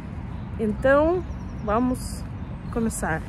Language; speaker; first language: Portuguese; non-native, fluent; Russian